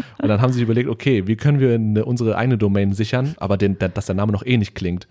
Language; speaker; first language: German; early bilingual, other home language; Vietnamese